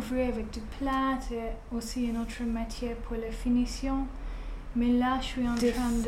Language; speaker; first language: French; non-native, fluent; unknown